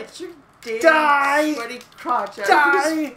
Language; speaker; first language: English; native; English